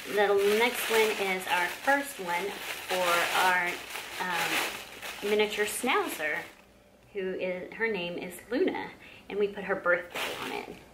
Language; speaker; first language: English; native; English